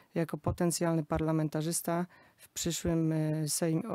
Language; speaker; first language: Polish; native; Polish